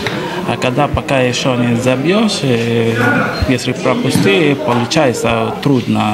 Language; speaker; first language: Russian; non-native, learner; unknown